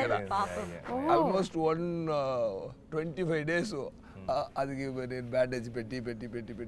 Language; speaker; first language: Telugu; non-native, learner; Tamil